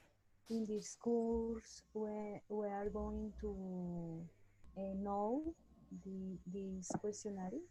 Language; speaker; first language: English; non-native, learner; Spanish